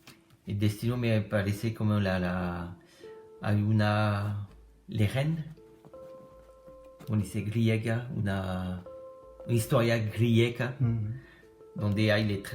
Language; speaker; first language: Spanish; non-native, learner; French